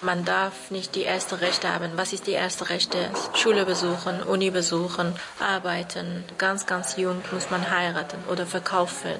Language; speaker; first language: German; non-native, learner; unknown